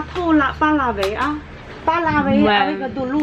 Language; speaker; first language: French; non-native, learner; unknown